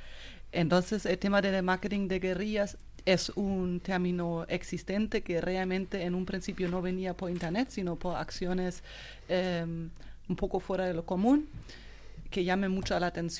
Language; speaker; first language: Spanish; non-native, fluent; German